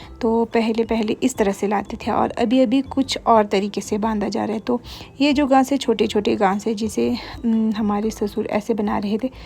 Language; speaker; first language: Hindi; non-native, local second language; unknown